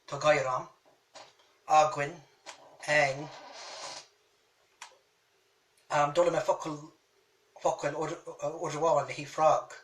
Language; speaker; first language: Irish; native; Irish